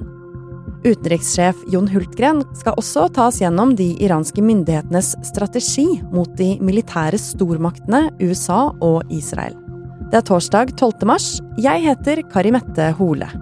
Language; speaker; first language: Norwegian; native; Norwegian